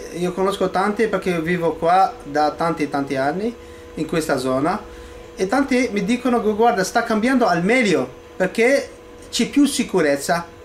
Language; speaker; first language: Italian; non-native, fluent; Arabic